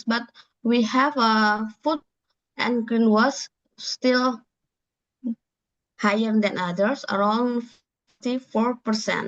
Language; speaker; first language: English; non-native, learner; Indonesian